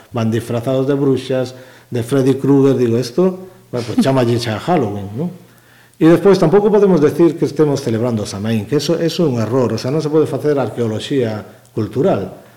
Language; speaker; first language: Galician; native; Galician